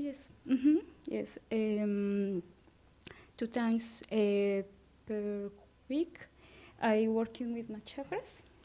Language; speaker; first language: English; non-native, learner; Spanish